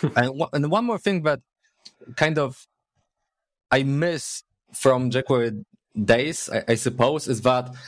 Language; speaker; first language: English; non-native, fluent; Polish